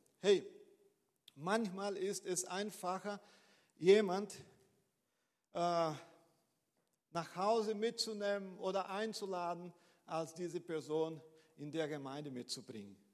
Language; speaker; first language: German; non-native, fluent; Portuguese